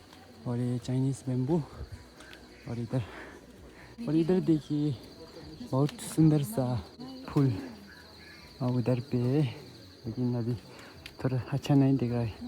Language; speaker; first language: Hindi; non-native, local second language; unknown